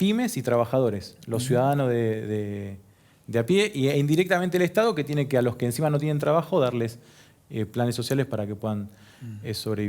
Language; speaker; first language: Spanish; native; Spanish